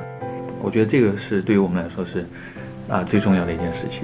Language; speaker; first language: Chinese; native; Chinese